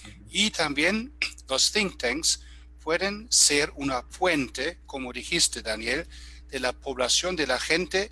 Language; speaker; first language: Spanish; non-native, fluent; German